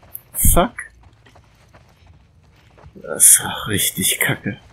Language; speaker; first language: German; native; German